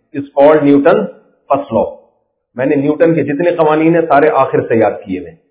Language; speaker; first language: Urdu; native; Urdu